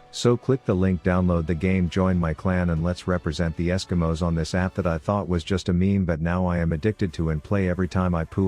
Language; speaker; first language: English; native; English